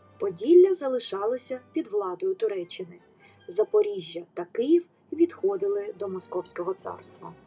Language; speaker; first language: Ukrainian; native; Ukrainian